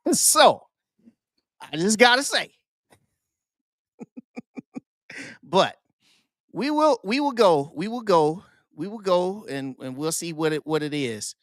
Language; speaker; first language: English; native; English